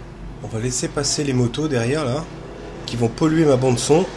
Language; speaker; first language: French; native; French